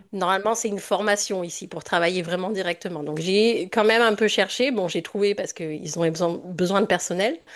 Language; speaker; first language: French; native; French